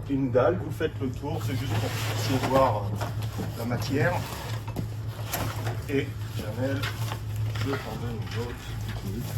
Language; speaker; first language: French; native; French